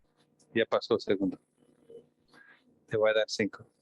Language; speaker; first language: Spanish; non-native, fluent; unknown